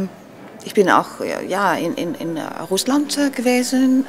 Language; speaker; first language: German; non-native, learner; Dutch